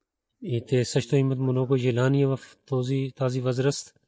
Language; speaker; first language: Bulgarian; non-native, learner; Urdu